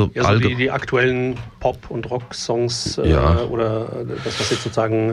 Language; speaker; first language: German; native; German